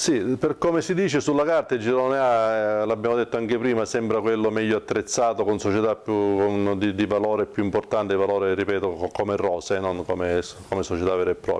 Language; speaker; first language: Italian; native; Italian